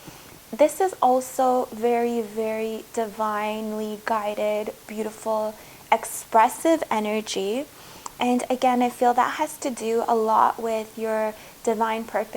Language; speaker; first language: English; native; English